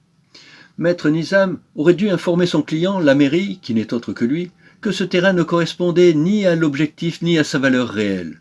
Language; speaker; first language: French; native; French